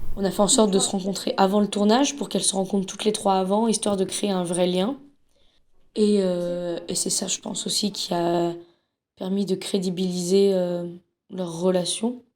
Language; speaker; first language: French; native; French